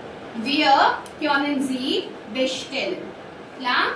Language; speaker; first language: German; non-native, fluent; Hindi